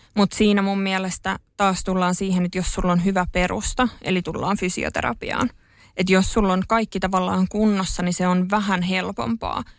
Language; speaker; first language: Finnish; native; Finnish